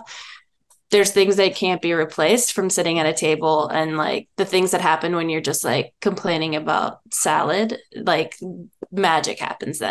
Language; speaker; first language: English; native; English